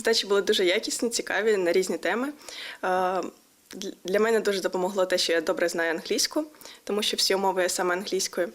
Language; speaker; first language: Ukrainian; native; Ukrainian